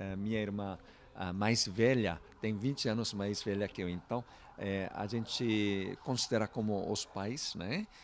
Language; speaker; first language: Portuguese; non-native, fluent; Korean